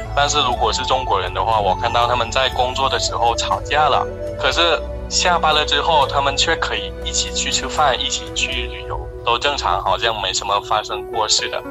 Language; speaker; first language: Chinese; non-native, fluent; Thai